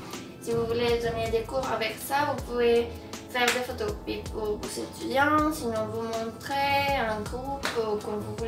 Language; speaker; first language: French; non-native, fluent; Spanish